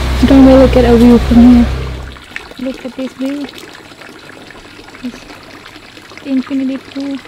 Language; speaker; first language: English; non-native, learner; Thai